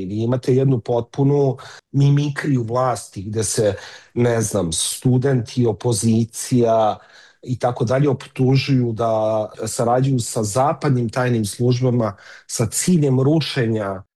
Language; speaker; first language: Serbian; native; Serbian